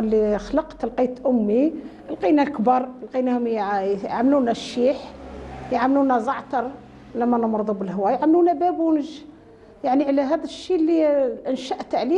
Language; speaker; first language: Arabic; native; Arabic